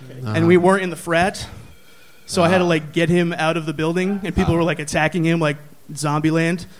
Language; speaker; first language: English; native; English